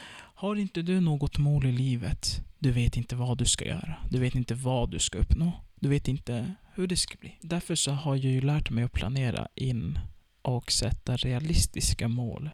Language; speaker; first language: Swedish; early bilingual, other home language; Turkish